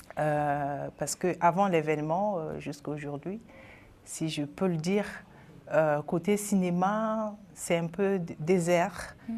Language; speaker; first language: French; non-native, local second language; Sango